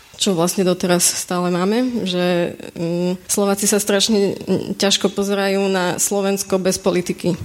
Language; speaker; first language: Slovak; native; Slovak